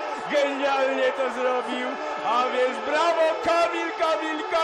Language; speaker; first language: Polish; native; Polish